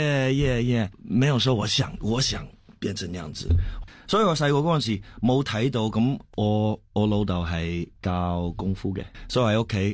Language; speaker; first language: Chinese; early bilingual, heritage; Cantonese